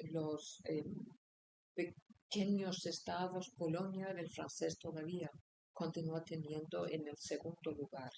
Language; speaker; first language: Spanish; non-native, fluent; Icelandic